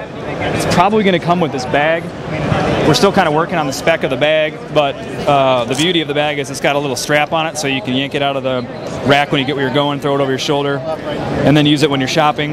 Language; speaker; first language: English; native; English